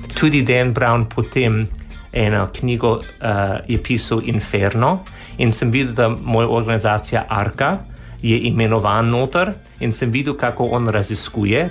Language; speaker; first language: Slovenian; non-native, fluent; English